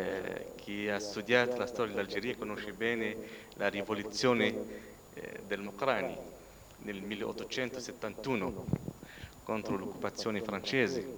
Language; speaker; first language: Italian; non-native, fluent; Arabic